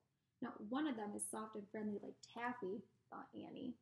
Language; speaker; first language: English; native; English